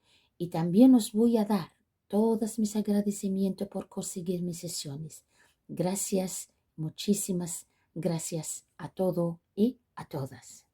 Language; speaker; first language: Spanish; non-native, fluent; Arabic